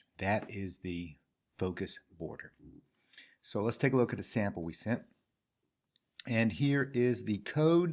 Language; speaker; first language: English; native; English